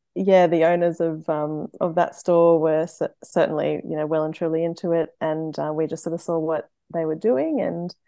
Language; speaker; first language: English; native; English